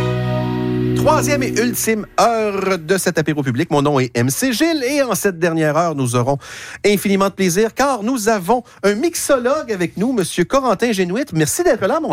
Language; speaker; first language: French; native; French